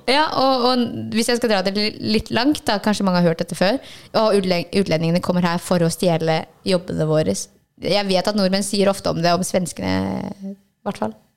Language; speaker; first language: Norwegian; early bilingual, other home language; Hakha Chin